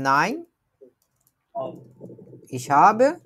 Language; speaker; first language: German; non-native, learner; Bangla